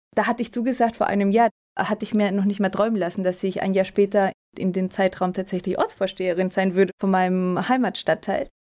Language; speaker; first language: German; early bilingual, other home language; Spanish